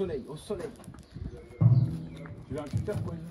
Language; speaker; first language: French; native; French